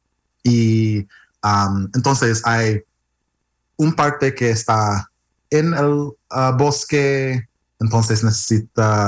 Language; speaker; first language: Spanish; non-native, learner; English